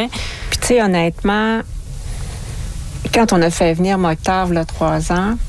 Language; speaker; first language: French; native; French